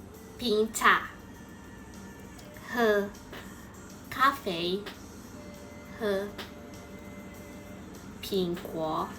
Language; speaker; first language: Chinese; non-native, learner; Indonesian